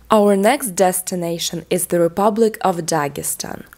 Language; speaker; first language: English; non-native, fluent; Russian